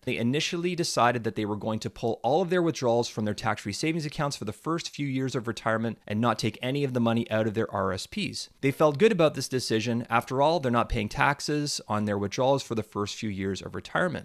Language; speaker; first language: English; native; English